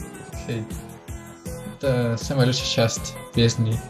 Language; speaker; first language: Russian; non-native, learner; Spanish